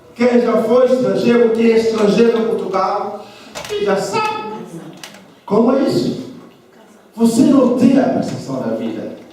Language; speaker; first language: Portuguese; non-native, fluent; Lingala